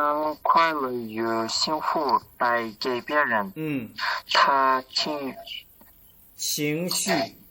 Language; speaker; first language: Chinese; non-native, learner; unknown